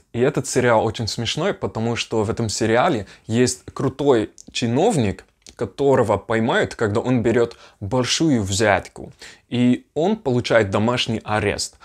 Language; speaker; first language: Russian; non-native, fluent; Dutch